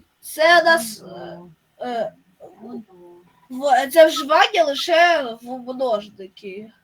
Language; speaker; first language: Ukrainian; non-native, local second language; Russian